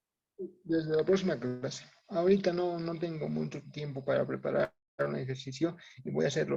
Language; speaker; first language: Spanish; native; Spanish